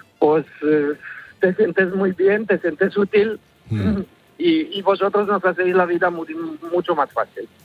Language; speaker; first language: Spanish; non-native, fluent; Romanian